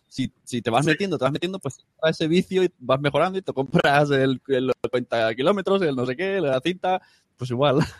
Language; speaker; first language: Spanish; native; Spanish